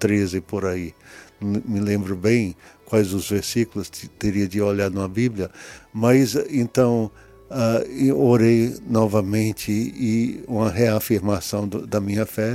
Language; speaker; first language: Portuguese; early bilingual, other home language; English